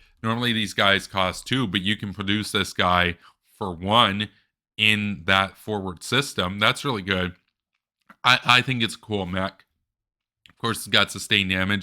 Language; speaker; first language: English; native; English